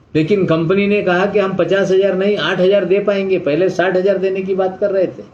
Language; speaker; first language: Hindi; non-native, local second language; Marathi